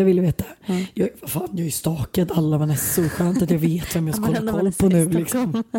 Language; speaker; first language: Swedish; native; Swedish